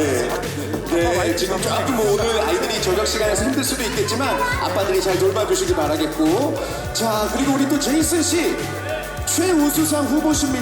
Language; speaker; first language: Korean; native; Korean